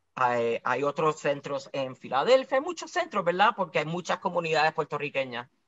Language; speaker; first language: Spanish; native; Spanish